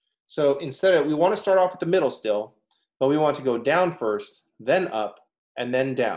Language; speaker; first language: English; native; English